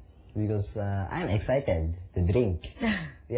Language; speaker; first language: English; non-native, learner; Japanese